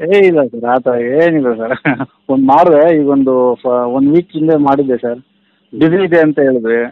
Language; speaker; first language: Kannada; native; Kannada